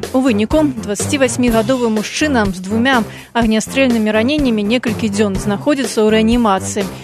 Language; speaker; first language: Belarusian; native; Belarusian